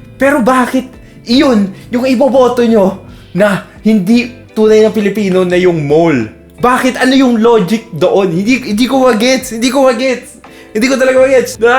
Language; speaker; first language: Filipino; native; Filipino